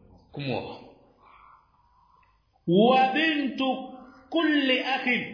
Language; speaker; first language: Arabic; non-native, fluent; Swahili